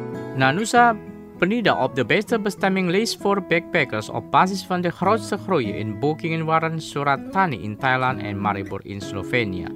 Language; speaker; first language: Dutch; non-native, fluent; Indonesian